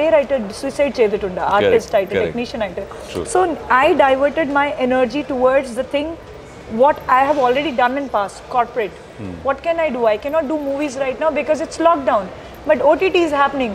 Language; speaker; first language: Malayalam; non-native, local second language; Hindi